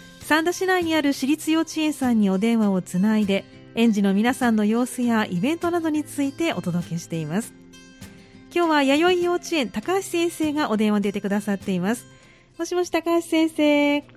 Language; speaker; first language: Japanese; native; Japanese